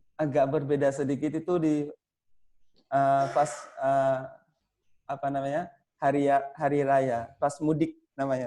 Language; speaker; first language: Indonesian; non-native, fluent; Thai